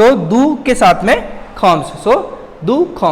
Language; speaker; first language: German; non-native, fluent; Hindi